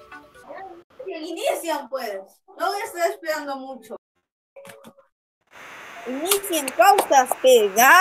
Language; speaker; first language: Spanish; native; Spanish